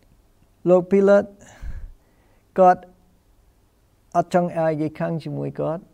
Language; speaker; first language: Khmer; non-native, fluent; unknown